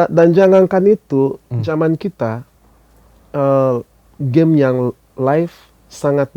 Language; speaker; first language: Indonesian; non-native, fluent; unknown